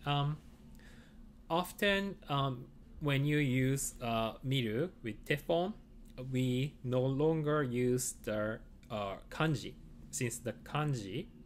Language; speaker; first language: English; non-native, fluent; Japanese